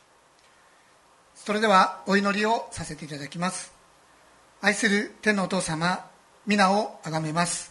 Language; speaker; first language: Japanese; native; Japanese